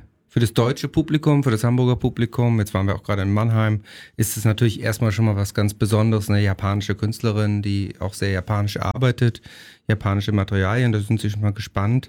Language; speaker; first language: German; native; German